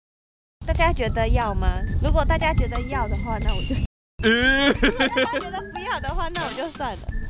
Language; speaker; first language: Chinese; native; Chinese